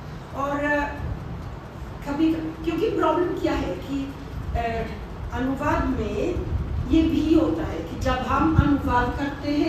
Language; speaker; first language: Hindi; non-native, fluent; Italian